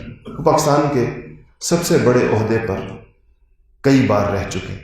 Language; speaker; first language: Urdu; native; Urdu